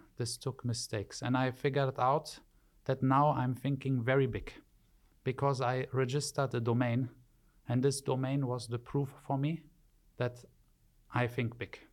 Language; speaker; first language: English; early bilingual, other home language; German